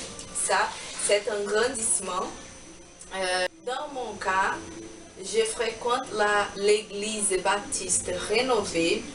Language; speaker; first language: French; non-native, learner; Portuguese